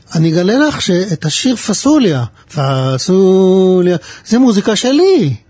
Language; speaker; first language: Hebrew; native; Hebrew